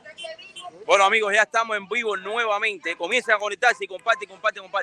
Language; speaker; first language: Spanish; native; Spanish